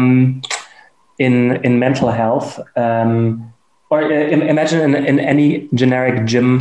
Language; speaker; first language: English; non-native, fluent; German